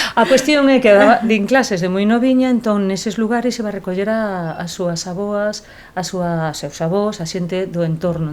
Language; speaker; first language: Galician; non-native, local second language; Spanish